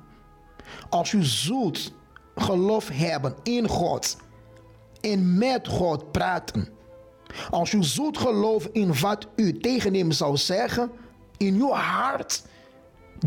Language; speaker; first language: Dutch; non-native, fluent; Portuguese